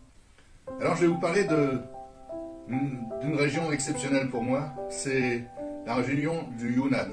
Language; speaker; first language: French; native; French